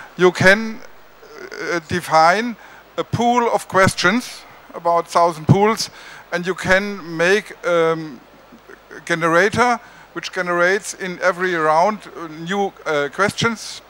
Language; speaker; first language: English; non-native, learner; German